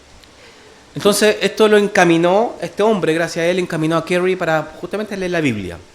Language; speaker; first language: Spanish; native; Spanish